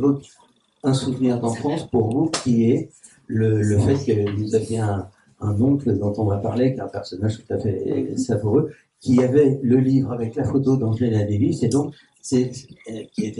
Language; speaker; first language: French; native; French